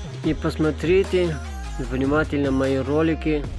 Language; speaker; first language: Russian; non-native, fluent; Tajik